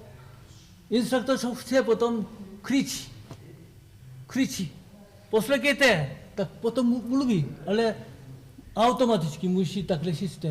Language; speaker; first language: Czech; non-native, learner; Korean